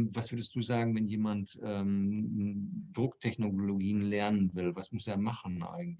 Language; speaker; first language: German; native; German